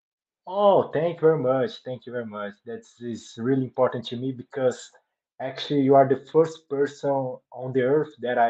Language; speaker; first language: English; non-native, learner; Portuguese